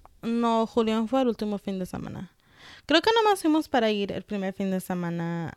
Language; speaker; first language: Spanish; early bilingual, heritage; Spanish